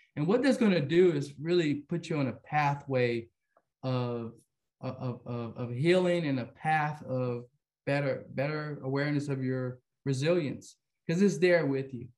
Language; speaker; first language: English; native; English